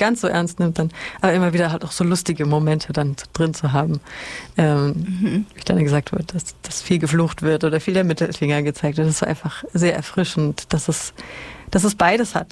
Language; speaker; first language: German; native; German